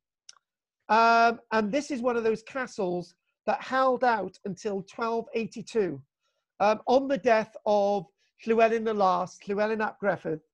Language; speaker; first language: English; native; English